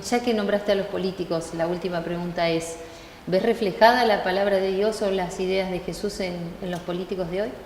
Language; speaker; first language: Spanish; native; Spanish